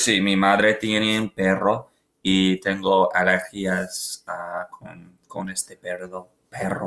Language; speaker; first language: Spanish; non-native, learner; English